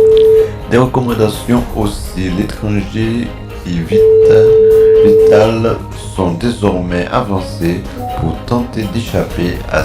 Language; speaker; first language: French; native; French